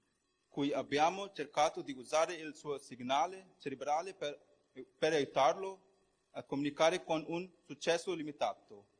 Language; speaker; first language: Italian; non-native, fluent; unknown